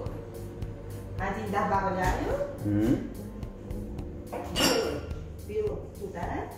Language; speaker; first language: Russian; non-native, local second language; Uzbek